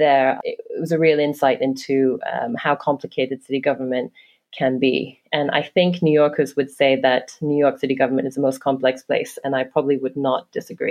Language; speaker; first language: English; non-native, local second language; Cantonese